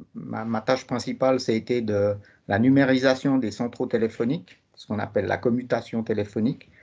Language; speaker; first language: French; native; French